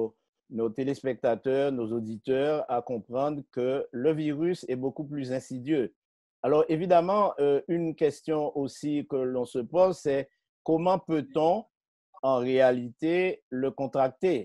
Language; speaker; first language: French; native; French